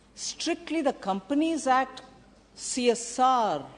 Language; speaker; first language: English; non-native, local second language; Tamil